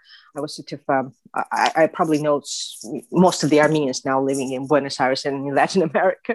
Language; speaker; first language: English; non-native, fluent; Russian